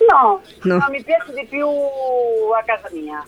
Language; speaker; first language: Italian; early bilingual, heritage; Spanish